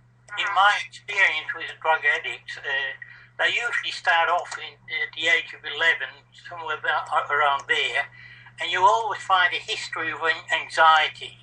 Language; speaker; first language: English; non-native, fluent; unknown